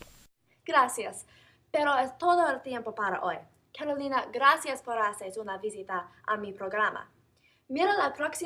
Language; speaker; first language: Spanish; non-native, learner; English